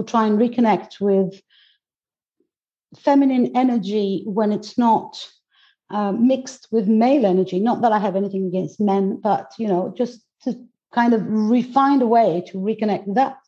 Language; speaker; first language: English; non-native, fluent; Greek